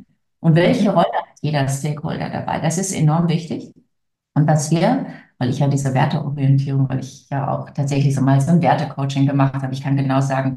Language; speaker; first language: German; native; German